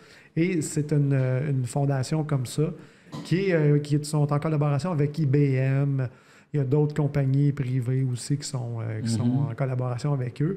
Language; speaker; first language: French; native; French